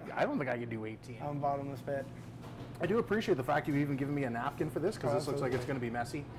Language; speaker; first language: English; native; English